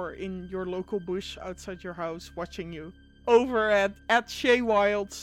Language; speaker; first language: English; non-native, fluent; Dutch